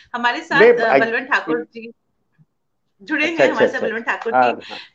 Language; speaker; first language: Hindi; native; Hindi